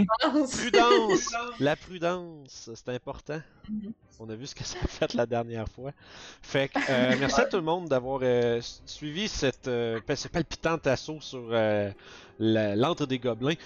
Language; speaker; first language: French; native; French